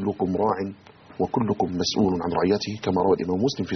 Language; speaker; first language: Arabic; native; Arabic